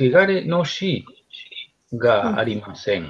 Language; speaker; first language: Japanese; non-native, learner; Spanish